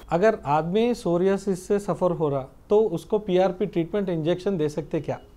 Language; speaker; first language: Hindi; non-native, local second language; Telugu